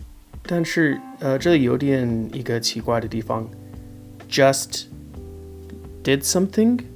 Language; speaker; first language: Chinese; non-native, fluent; English